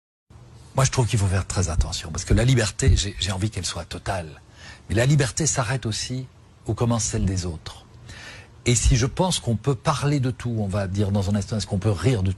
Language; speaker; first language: French; native; French